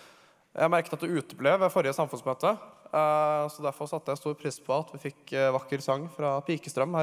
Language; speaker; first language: Norwegian; native; Norwegian